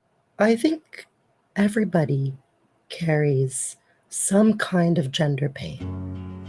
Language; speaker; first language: English; native; English